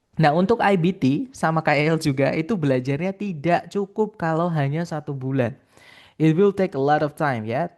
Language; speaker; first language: Indonesian; non-native, local second language; Javanese